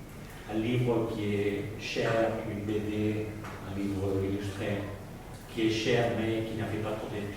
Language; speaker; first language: French; non-native, fluent; Spanish